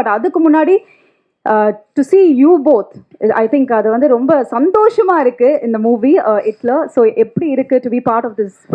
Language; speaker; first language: Tamil; native; Tamil